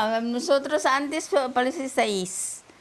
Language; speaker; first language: Spanish; non-native, learner; Filipino